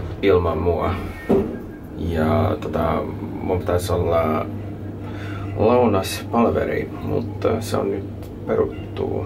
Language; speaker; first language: Finnish; non-native, learner; English